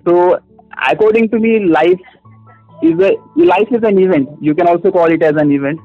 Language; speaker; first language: English; non-native, local second language; Marathi